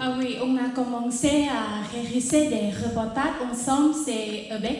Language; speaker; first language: French; non-native, learner; Thai